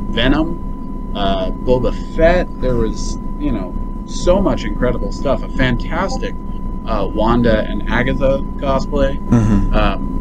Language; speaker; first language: English; native; English